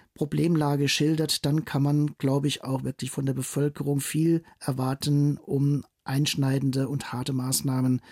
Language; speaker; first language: German; native; German